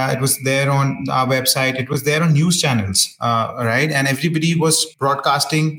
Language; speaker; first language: English; non-native, local second language; Hindi